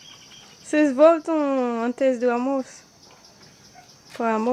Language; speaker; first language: Portuguese; non-native, fluent; French